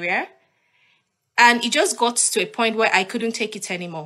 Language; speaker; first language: English; non-native, local second language; Yoruba